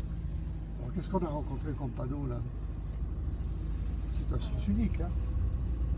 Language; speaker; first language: French; native; French